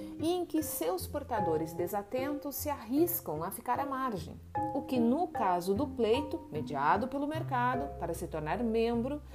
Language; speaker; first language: Portuguese; native; Portuguese